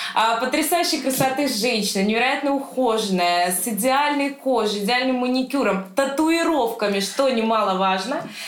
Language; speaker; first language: Russian; native; Russian